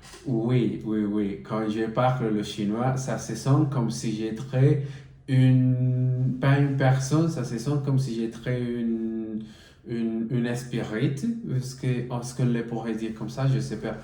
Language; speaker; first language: French; non-native, learner; Spanish